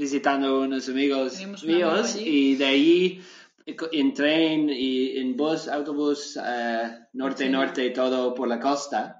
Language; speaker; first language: Spanish; non-native, learner; English